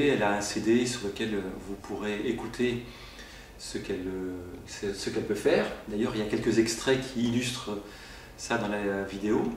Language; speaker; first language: French; native; French